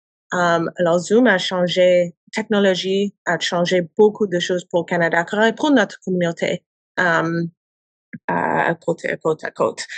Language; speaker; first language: French; non-native, learner; English